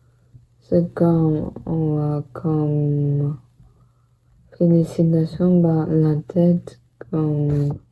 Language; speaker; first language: French; non-native, learner; Portuguese